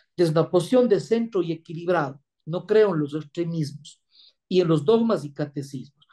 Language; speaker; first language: Spanish; native; Spanish